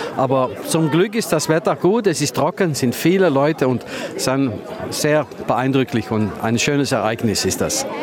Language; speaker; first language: German; non-native, fluent; Dutch